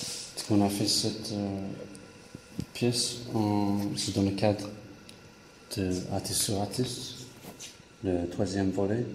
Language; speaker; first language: French; non-native, fluent; English